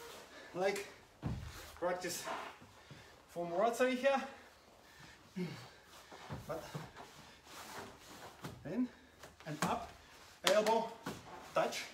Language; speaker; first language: English; non-native, learner; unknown